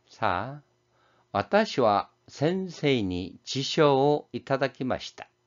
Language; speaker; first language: Japanese; non-native, fluent; Korean